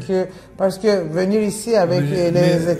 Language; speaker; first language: French; non-native, fluent; Turkish